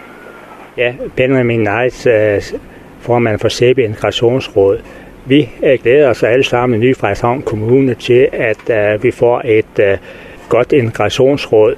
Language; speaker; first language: Danish; native; Danish